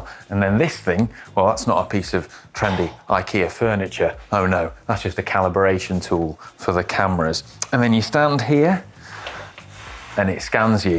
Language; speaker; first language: English; native; English